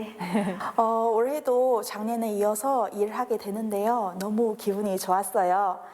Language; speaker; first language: Korean; non-native, learner; Thai